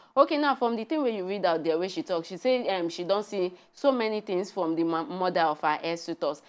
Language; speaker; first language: Nigerian Pidgin; native; Nigerian Pidgin